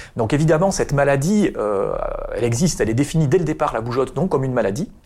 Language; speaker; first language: French; native; French